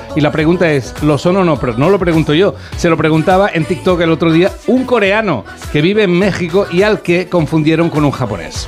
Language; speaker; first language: Spanish; native; Spanish